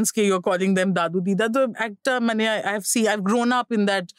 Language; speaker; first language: Bangla; early bilingual, heritage; Bangla